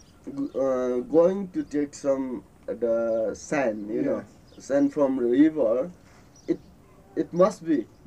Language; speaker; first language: English; non-native, learner; Newari